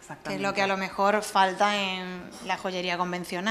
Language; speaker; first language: Spanish; native; Spanish